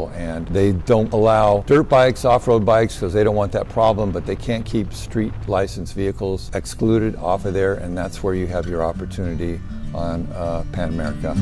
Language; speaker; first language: English; native; English